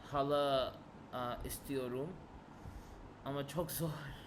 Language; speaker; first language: Turkish; non-native, learner; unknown